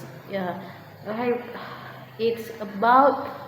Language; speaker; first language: English; non-native, learner; Indonesian